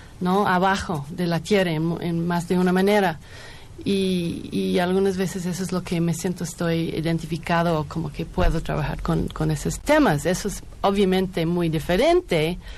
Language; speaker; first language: Spanish; non-native, learner; English